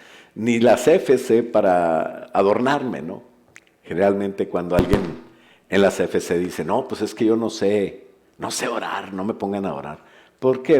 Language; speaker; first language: Spanish; native; Spanish